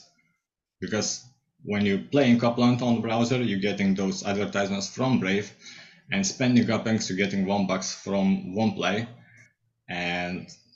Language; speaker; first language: English; non-native, fluent; Lithuanian